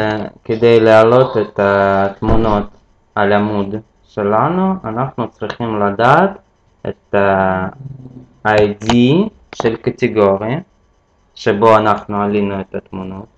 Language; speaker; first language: Hebrew; non-native, fluent; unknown